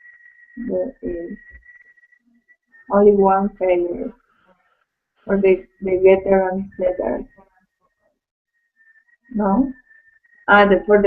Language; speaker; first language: English; non-native, learner; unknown